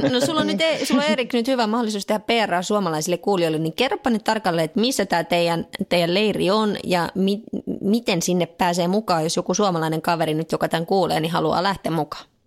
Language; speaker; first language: Finnish; native; Finnish